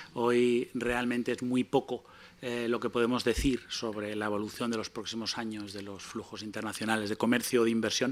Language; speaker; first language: Spanish; native; Spanish